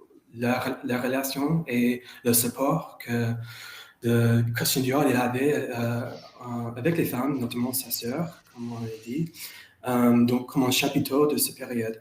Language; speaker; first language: French; non-native, fluent; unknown